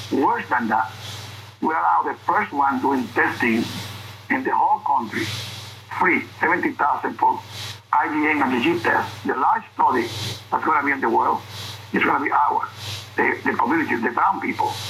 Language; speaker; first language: English; non-native, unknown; Spanish